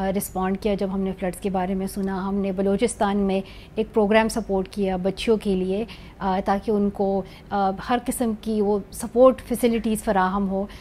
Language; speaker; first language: Urdu; non-native, local second language; Pashto